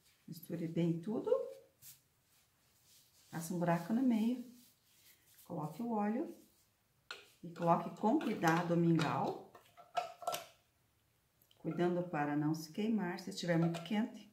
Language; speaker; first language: Portuguese; native; Portuguese